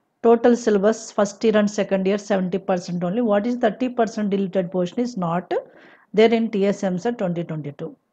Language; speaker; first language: English; non-native, local second language; Telugu